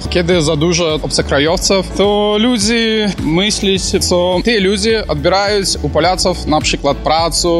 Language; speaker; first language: Polish; non-native, learner; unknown